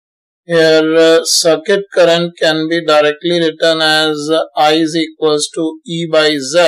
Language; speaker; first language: English; non-native, local second language; Hindi